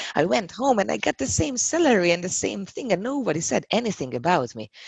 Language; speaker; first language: English; non-native, fluent; Hungarian